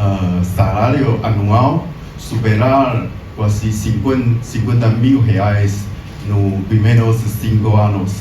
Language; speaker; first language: Portuguese; non-native, learner; Chinese